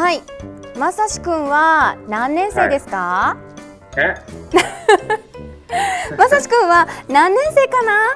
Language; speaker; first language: Japanese; native; Japanese